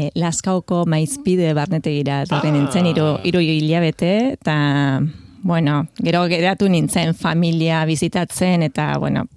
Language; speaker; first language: Basque; non-native, fluent; Spanish